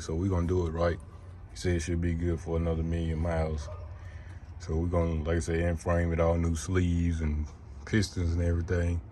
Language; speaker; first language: English; native; English